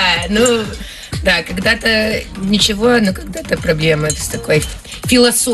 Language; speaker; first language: Russian; early bilingual, heritage; Russian